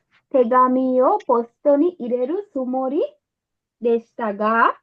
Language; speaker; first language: Japanese; non-native, fluent; Sinhala